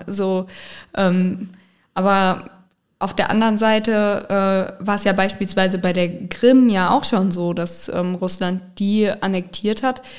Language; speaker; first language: German; native; German